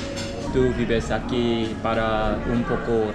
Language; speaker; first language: Spanish; non-native, learner; Korean